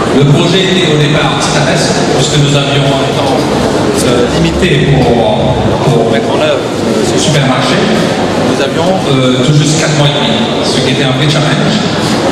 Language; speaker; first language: French; native; French